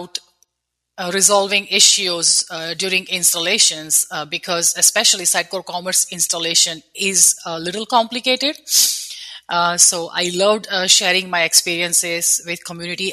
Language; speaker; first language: English; non-native, local second language; Gujarati